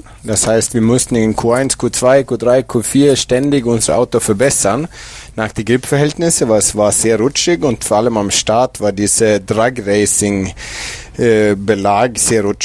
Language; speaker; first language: German; non-native, fluent; Swedish